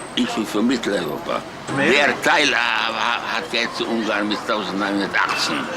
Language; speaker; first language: German; non-native, fluent; Hungarian